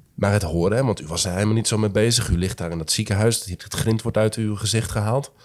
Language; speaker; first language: Dutch; native; Dutch